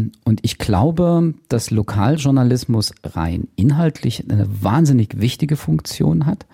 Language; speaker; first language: German; native; German